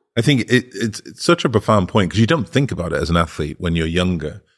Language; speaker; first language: English; native; English